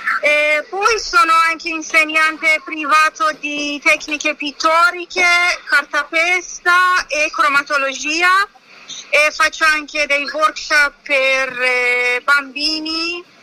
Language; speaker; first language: Italian; non-native, learner; Persian